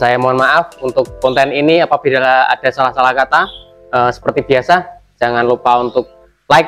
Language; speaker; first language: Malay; non-native, local second language; Javanese